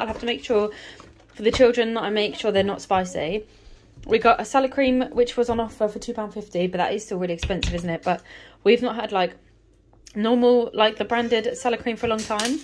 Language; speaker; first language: English; native; English